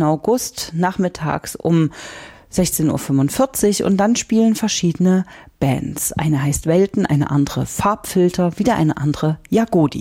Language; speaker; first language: German; native; German